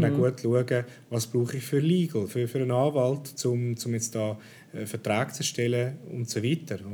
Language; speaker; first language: German; native; German